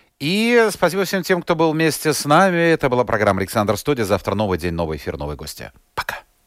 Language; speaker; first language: Russian; native; Russian